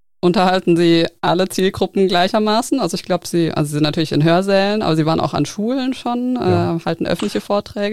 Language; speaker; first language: German; native; German